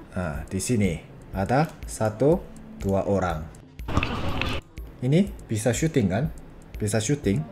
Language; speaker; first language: Indonesian; non-native, fluent; Korean